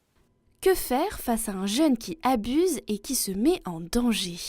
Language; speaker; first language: French; native; French